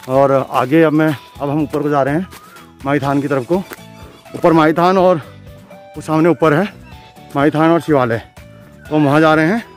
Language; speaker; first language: Hindi; non-native, local second language; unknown